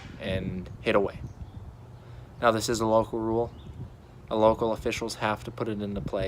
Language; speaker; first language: English; native; English